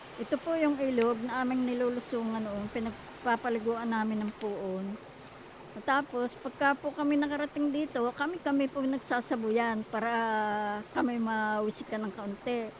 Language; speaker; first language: Filipino; native; Filipino